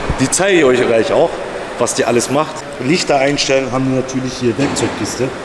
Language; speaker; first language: German; native; German